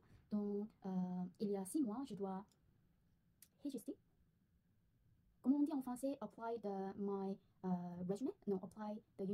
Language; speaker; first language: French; non-native, learner; Korean